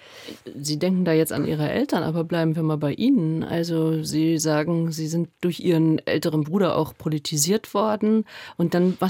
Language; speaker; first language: German; native; German